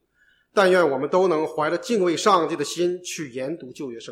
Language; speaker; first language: Chinese; native; Chinese